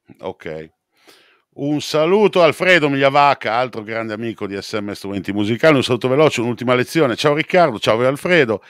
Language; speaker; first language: Italian; native; Italian